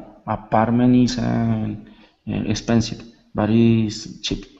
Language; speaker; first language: English; non-native, learner; Spanish